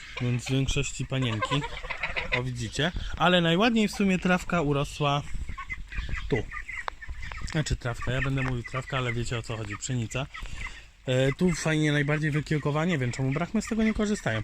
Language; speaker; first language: Polish; native; Polish